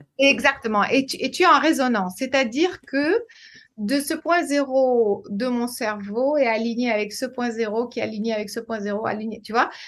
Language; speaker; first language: French; non-native, fluent; English